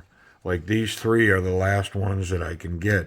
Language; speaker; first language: English; native; English